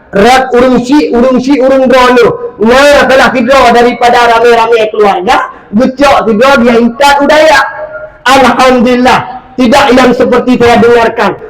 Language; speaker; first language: Malay; non-native, local second language; Achinese